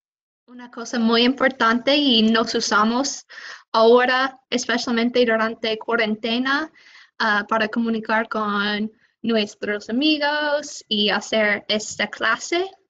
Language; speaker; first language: Spanish; non-native, fluent; English